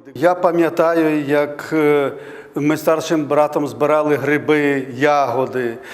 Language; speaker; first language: Ukrainian; native; Ukrainian